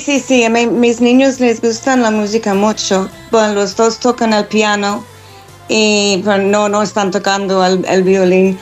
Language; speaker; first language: Spanish; non-native, fluent; English